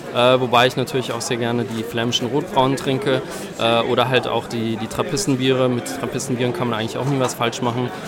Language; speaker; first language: German; native; German